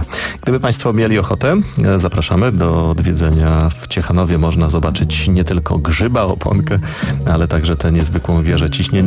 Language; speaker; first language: Polish; native; Polish